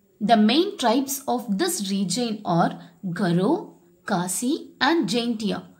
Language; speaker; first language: English; non-native, local second language; Tamil